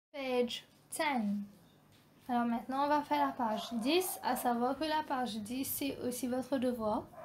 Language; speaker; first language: French; non-native, local second language; Morisyen